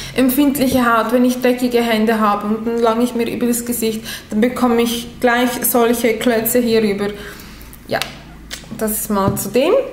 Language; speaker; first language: German; non-native, fluent; Italian